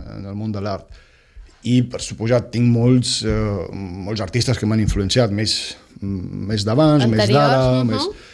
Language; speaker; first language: Catalan; non-native, fluent; Romanian